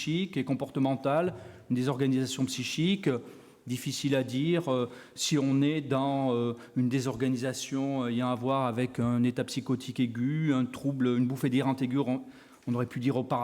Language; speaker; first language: French; native; French